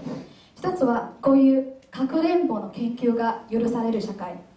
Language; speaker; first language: Japanese; non-native, fluent; Chinese